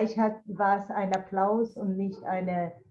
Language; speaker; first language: German; non-native, fluent; Spanish